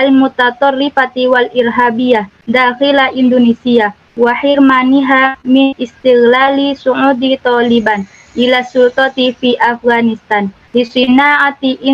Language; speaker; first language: Arabic; non-native, learner; Indonesian